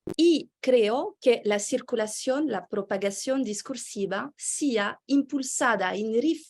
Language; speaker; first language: Spanish; non-native, fluent; French